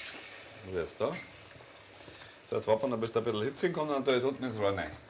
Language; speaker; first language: German; native; German